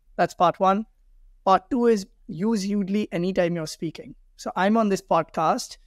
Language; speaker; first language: English; non-native, local second language; Hindi